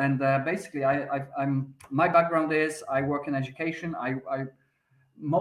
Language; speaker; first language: English; non-native, fluent; Polish